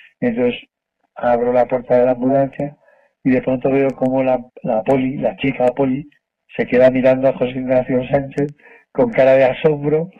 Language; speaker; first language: Spanish; native; Spanish